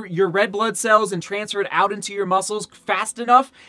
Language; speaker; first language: English; native; English